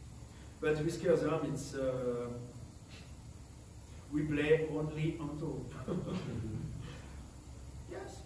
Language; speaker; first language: English; non-native, learner; French